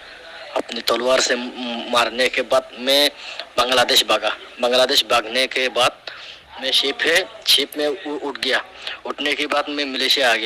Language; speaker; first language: Hindi; non-native, learner; Rohingya